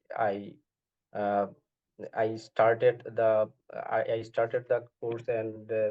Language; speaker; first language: English; non-native, learner; Bangla